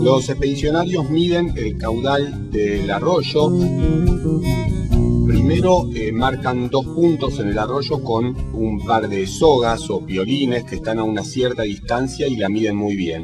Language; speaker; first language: Spanish; native; Spanish